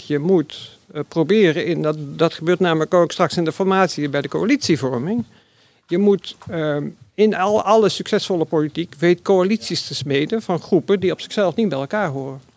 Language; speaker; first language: Dutch; native; Dutch